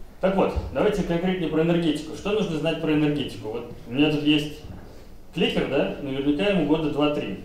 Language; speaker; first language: Russian; native; Russian